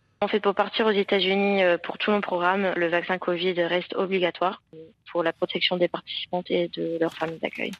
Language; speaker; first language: French; non-native, fluent; English